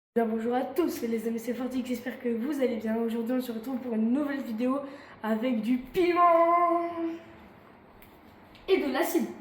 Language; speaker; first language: French; native; French